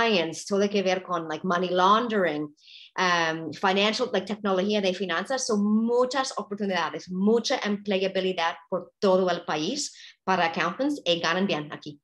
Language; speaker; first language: Spanish; non-native, fluent; English